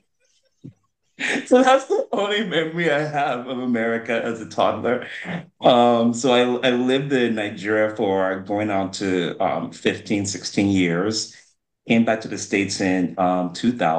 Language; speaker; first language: English; non-native, local second language; Yoruba